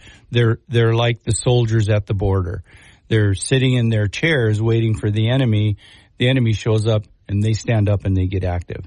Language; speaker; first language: English; native; English